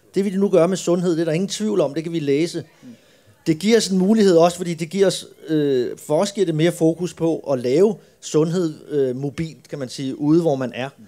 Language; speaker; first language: Swedish; non-native, learner; Danish